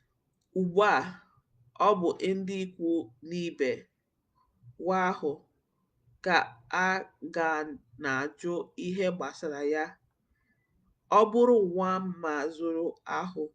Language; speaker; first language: Igbo; non-native, learner; English